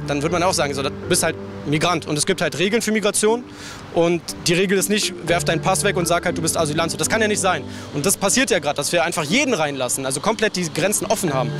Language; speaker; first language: German; native; German